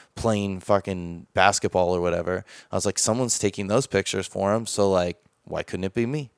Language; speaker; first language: English; native; English